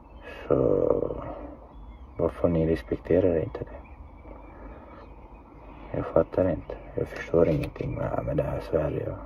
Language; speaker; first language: Swedish; non-native, fluent; Chechen